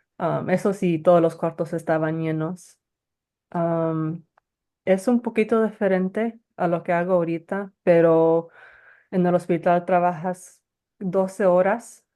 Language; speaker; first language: Spanish; early bilingual, heritage; Spanish